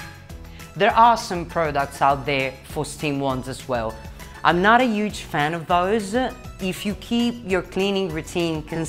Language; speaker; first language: English; non-native, fluent; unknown